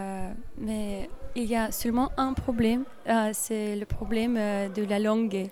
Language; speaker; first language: French; non-native, learner; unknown